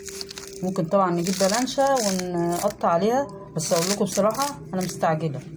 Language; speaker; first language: Arabic; native; Arabic